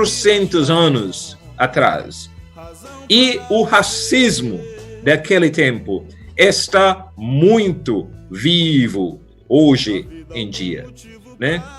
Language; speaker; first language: Portuguese; non-native, fluent; English